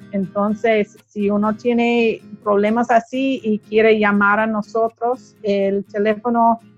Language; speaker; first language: Spanish; non-native, fluent; English